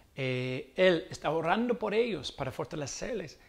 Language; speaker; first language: Spanish; non-native, learner; English